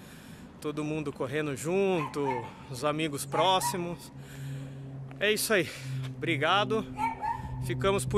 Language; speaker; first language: Portuguese; native; Portuguese